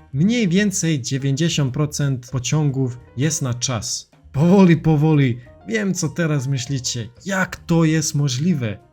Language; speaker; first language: Polish; non-native, fluent; Serbian